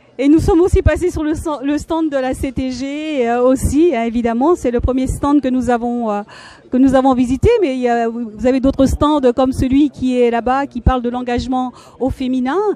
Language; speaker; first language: French; native; French